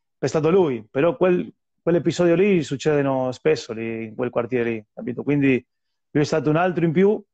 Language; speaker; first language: Italian; non-native, fluent; Spanish